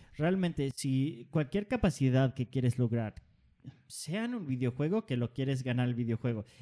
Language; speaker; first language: Spanish; non-native, fluent; Danish